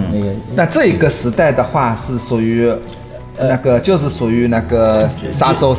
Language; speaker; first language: Chinese; native; Chinese